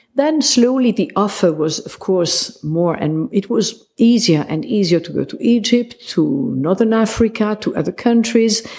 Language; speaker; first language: English; non-native, fluent; French